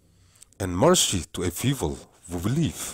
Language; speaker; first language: English; non-native, learner; Indonesian